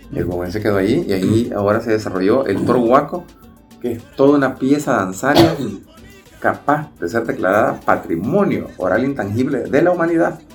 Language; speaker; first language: Spanish; native; Spanish